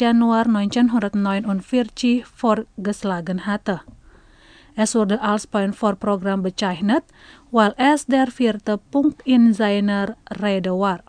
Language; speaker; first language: German; non-native, fluent; Indonesian